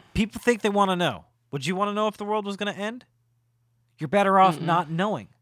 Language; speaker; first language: English; native; English